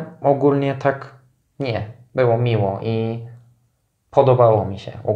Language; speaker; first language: Polish; non-native, fluent; Turkish